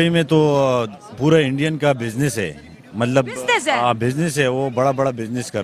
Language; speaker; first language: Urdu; non-native, local second language; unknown